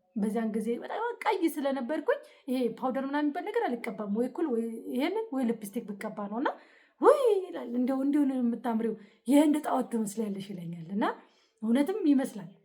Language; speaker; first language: Amharic; native; Amharic